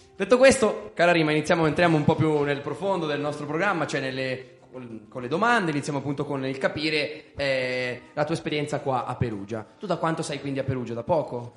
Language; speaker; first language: Italian; native; Italian